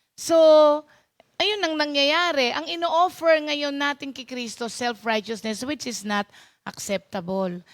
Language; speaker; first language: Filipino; non-native, local second language; Pampanga